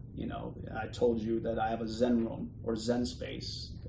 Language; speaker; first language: English; early bilingual, other home language; Bosnian